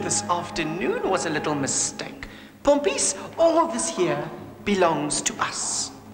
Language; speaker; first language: English; non-native, local second language; Afrikaans